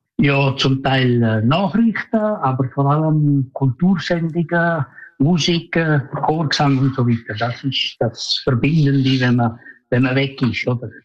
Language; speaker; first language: German; non-native, local second language; Romansh